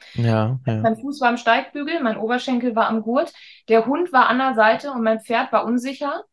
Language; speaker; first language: German; native; German